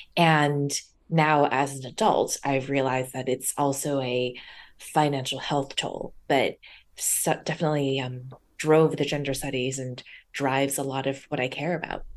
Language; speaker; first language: English; early bilingual, other home language; Chinese